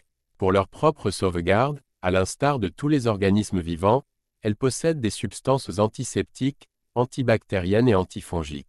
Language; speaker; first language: French; native; French